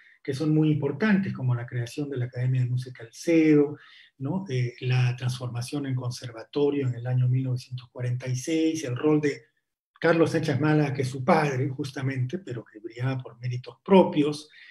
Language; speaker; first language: Spanish; native; Spanish